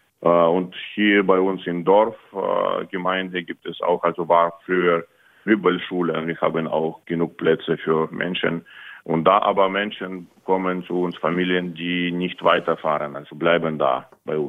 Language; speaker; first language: German; non-native, fluent; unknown